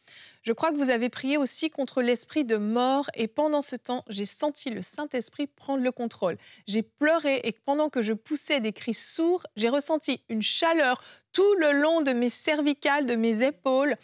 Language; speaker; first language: French; native; French